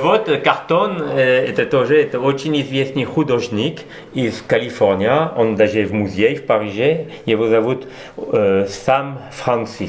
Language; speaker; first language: Russian; non-native, learner; French